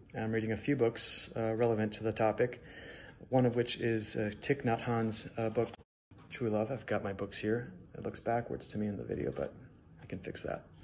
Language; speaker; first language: English; native; English